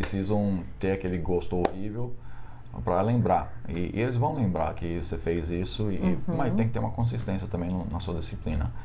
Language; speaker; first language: Portuguese; non-native, fluent; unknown